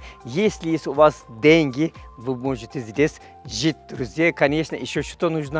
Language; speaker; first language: Russian; non-native, fluent; Turkish